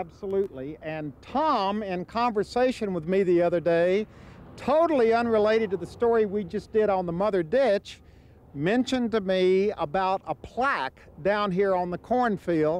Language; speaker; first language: English; native; English